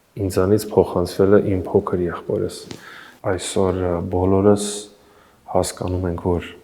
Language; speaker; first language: Armenian; early bilingual, heritage; Armenian